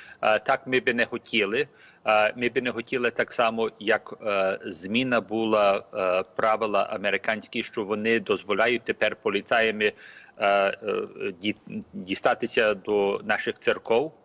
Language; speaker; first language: Ukrainian; early bilingual, heritage; Ukrainian